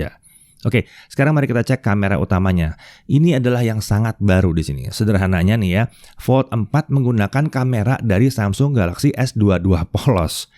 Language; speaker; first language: Indonesian; native; Indonesian